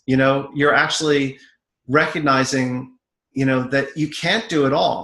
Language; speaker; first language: English; native; English